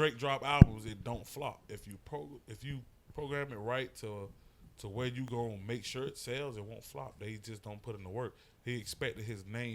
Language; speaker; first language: English; native; English